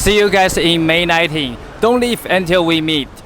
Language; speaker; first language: English; non-native, learner; Chinese